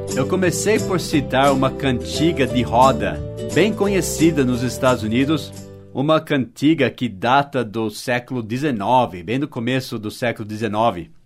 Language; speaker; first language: Portuguese; non-native, fluent; English